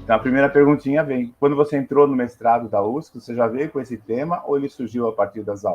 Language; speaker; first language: Portuguese; native; Portuguese